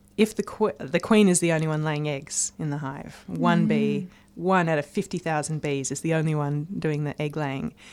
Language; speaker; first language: English; native; English